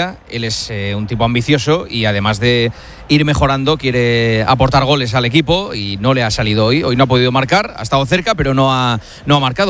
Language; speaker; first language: Spanish; native; Spanish